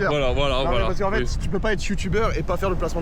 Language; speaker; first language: French; native; French